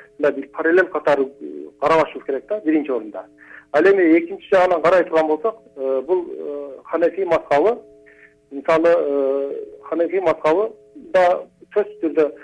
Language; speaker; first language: Kyrgyz; native; Kyrgyz